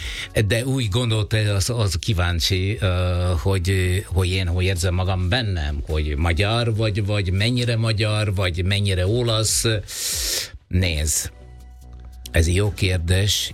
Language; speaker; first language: Hungarian; non-native, fluent; Italian